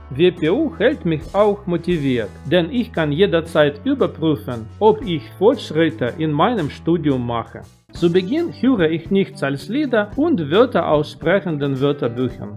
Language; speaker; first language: German; non-native, fluent; Russian